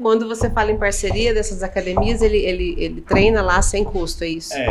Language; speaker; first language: Portuguese; native; Portuguese